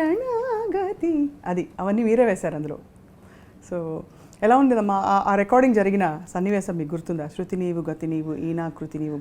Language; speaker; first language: Telugu; native; Telugu